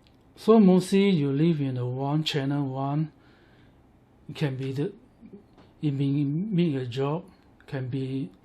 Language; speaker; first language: English; non-native, learner; Chinese